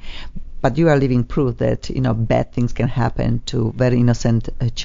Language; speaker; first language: English; non-native, fluent; Polish